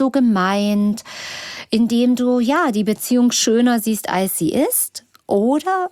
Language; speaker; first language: German; native; German